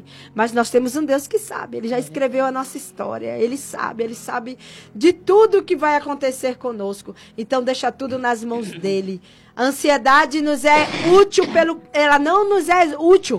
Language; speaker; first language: Portuguese; native; Portuguese